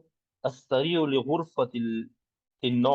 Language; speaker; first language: Arabic; non-native, learner; English